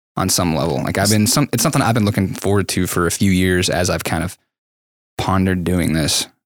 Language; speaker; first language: English; native; English